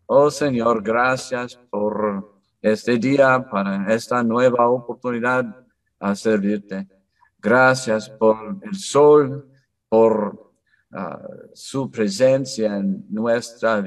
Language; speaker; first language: Spanish; non-native, fluent; English